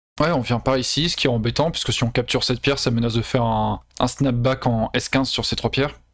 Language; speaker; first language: French; native; French